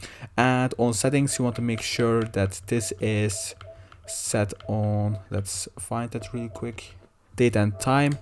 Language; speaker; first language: English; non-native, fluent; Dutch